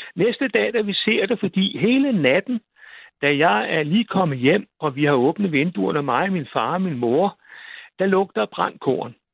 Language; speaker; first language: Danish; native; Danish